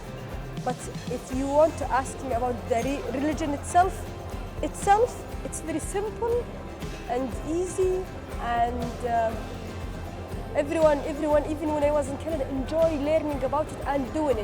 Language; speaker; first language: English; non-native, fluent; Arabic